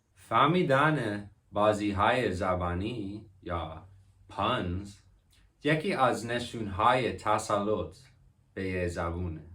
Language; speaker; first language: Persian; non-native, learner; English